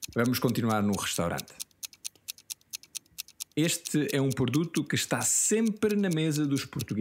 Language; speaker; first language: Portuguese; non-native, fluent; English